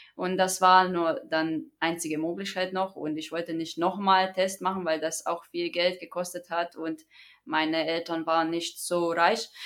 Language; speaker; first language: German; non-native, fluent; Croatian